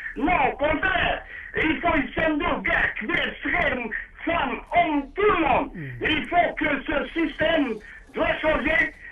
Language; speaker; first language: French; non-native, local second language; Arabic